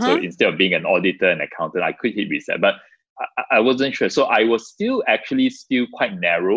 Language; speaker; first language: English; non-native, local second language; Chinese